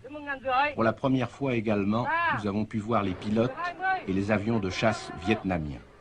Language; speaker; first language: French; native; French